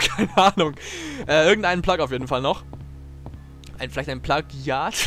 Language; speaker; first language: German; native; German